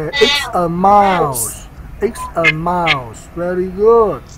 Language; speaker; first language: English; non-native, learner; Vietnamese